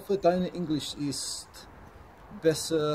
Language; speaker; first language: German; non-native, learner; English